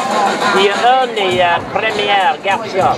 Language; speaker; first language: French; non-native, local second language; English